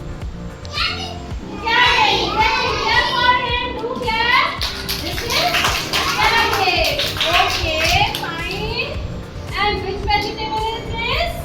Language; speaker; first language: English; non-native, local second language; Hindi